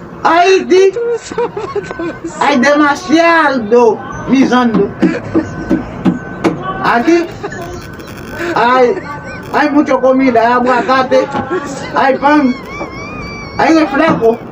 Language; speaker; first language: Spanish; non-native, learner; Haitian Creole